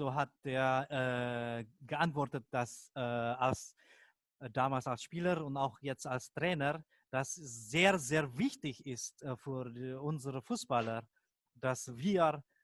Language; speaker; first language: German; non-native, fluent; Indonesian